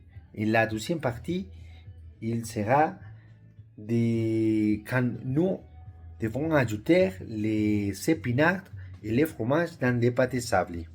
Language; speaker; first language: French; non-native, learner; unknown